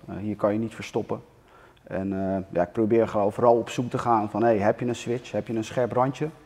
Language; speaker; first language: Dutch; native; Dutch